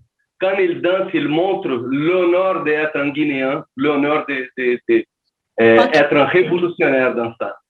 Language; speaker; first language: French; non-native, learner; Portuguese